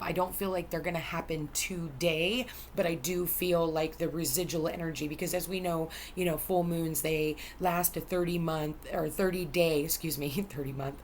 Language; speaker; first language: English; native; English